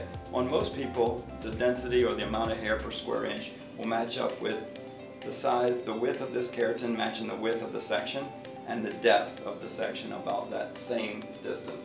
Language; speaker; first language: English; native; English